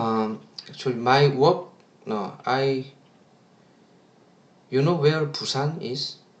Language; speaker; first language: English; non-native, learner; Korean